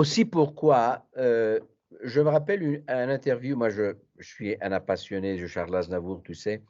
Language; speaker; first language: French; non-native, fluent; Italian